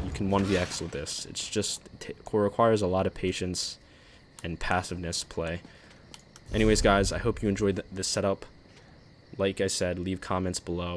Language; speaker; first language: English; native; English